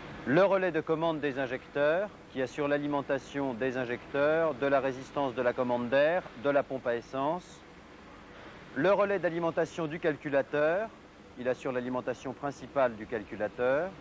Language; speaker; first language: French; native; French